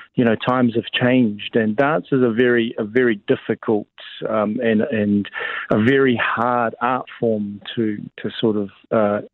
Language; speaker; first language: English; native; English